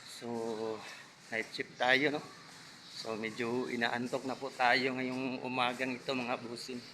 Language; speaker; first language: Filipino; non-native, local second language; Cebuano